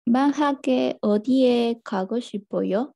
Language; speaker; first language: Korean; non-native, learner; Spanish